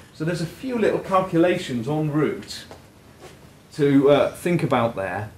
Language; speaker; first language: English; native; English